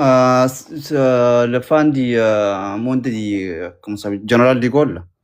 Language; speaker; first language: French; non-native, learner; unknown